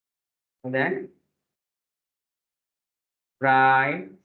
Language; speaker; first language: English; non-native, fluent; Indonesian